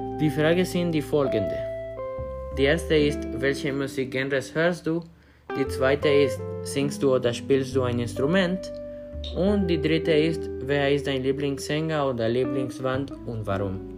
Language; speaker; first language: German; non-native, learner; Spanish